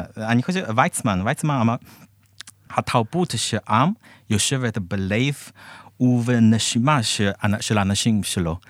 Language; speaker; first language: Hebrew; non-native, fluent; Chinese